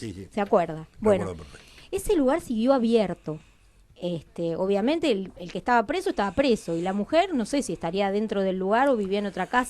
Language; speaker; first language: Spanish; native; Spanish